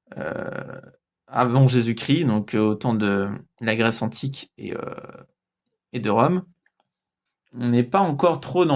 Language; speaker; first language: French; native; French